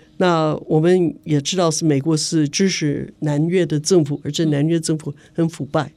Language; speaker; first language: Chinese; non-native, fluent; English